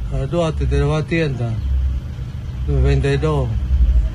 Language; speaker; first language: Spanish; non-native, learner; Chinese